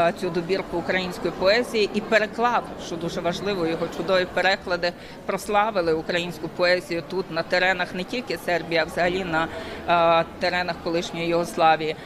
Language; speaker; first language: Ukrainian; native; Ukrainian